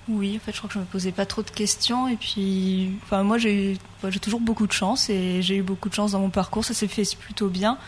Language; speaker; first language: French; native; French